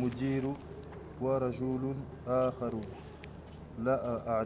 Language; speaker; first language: Arabic; non-native, learner; French